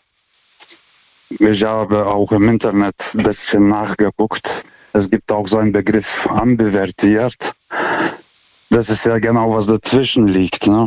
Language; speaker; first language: German; non-native, fluent; Lithuanian